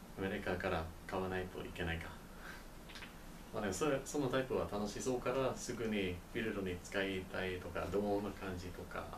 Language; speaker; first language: Japanese; non-native, learner; English